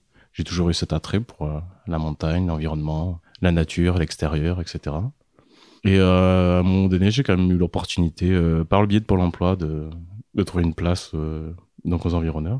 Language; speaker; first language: French; native; French